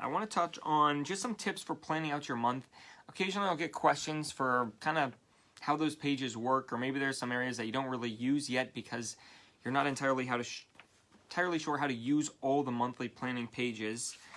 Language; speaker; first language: English; native; English